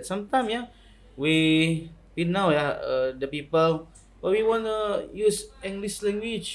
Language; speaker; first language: English; non-native, local second language; Indonesian